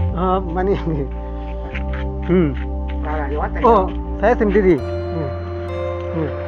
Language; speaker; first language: Indonesian; non-native, learner; Bangla